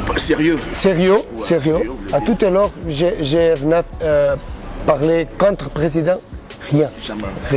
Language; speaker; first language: French; non-native, learner; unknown